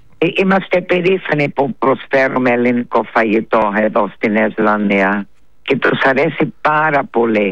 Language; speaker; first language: Greek; early bilingual, heritage; Greek